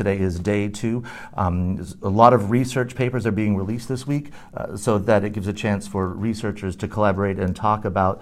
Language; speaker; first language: English; native; English